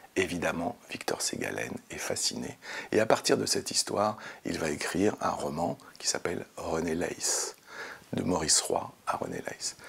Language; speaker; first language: French; native; French